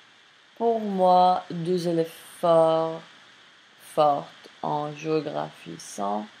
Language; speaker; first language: French; non-native, fluent; English